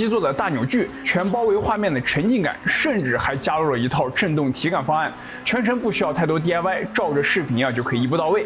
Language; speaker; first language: Chinese; native; Chinese